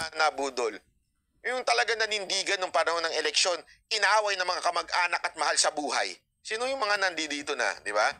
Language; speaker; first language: Filipino; native; Filipino